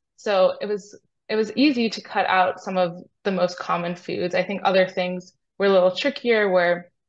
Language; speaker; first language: English; native; English